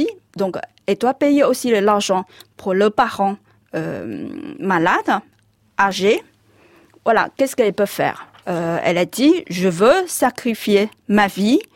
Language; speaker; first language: French; non-native, fluent; Chinese